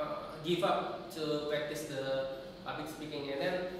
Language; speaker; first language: English; non-native, learner; Indonesian